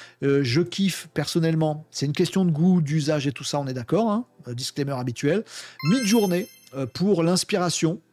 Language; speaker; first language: French; native; French